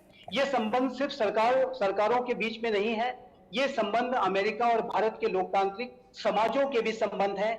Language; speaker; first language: Hindi; native; Hindi